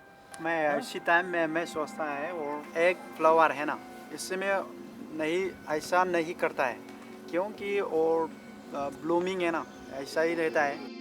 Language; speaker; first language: Hindi; non-native, local second language; Manipuri